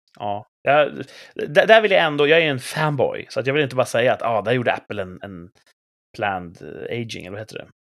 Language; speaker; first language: Swedish; native; Swedish